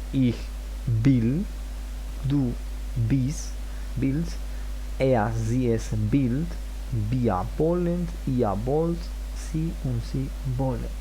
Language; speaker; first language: German; non-native, fluent; Spanish